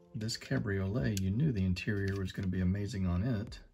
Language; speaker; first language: English; native; English